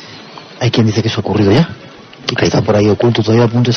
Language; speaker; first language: Spanish; native; Spanish